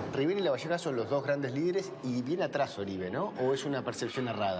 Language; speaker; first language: Spanish; native; Spanish